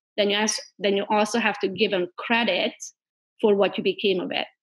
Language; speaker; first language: English; non-native, fluent; Hungarian